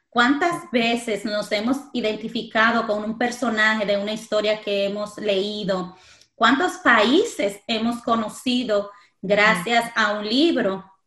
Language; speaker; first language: Spanish; native; Spanish